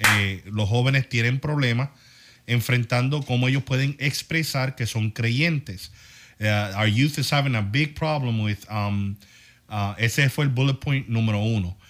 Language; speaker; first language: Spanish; early bilingual, heritage; Spanish